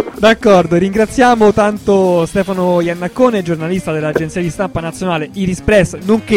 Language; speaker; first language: Italian; native; Italian